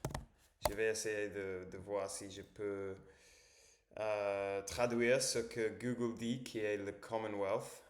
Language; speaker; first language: French; non-native, learner; English